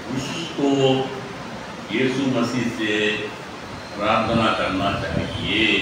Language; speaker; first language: Hindi; non-native, local second language; Telugu